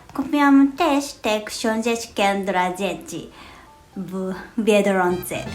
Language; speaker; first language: Polish; non-native, fluent; Japanese